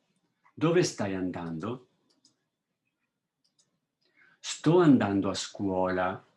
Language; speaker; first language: Italian; non-native, fluent; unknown